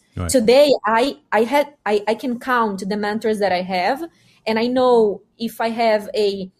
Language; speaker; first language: English; non-native, fluent; Portuguese